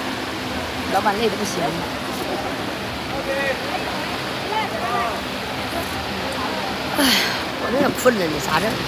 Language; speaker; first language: Chinese; native; Chinese